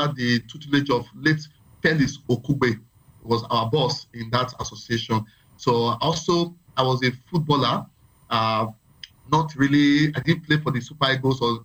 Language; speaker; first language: English; non-native, local second language; Bini